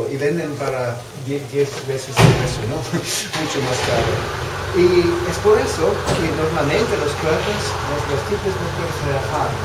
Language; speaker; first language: Spanish; non-native, fluent; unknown